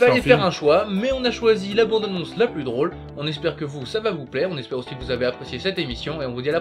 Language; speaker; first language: French; native; French